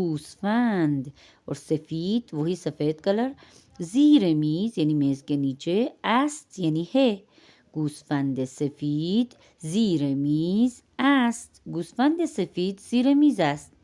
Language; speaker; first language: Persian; non-native, fluent; Urdu